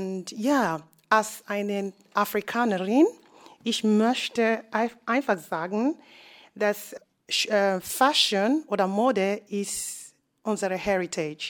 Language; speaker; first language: German; non-native, learner; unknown